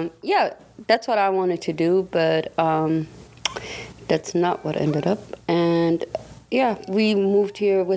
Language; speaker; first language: English; non-native, fluent; German